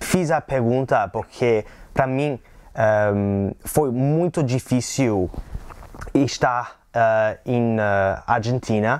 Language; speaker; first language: Portuguese; non-native, learner; English